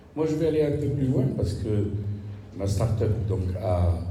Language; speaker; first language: French; non-native, local second language; Arabic